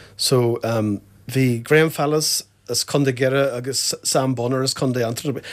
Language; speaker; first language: Irish; non-native, local second language; English